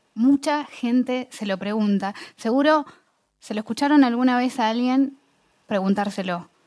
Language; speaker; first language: Spanish; native; Spanish